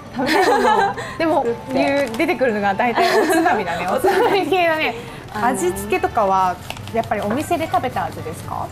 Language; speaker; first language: Japanese; native; Japanese